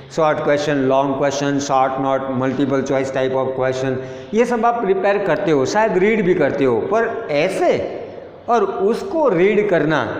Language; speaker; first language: Hindi; non-native, local second language; Gujarati